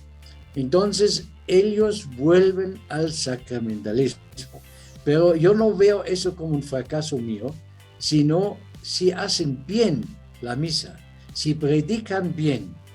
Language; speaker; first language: Spanish; non-native, fluent; German